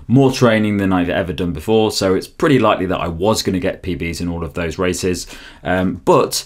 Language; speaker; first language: English; native; English